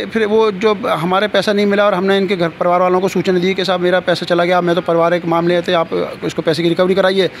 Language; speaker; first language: Hindi; native; Hindi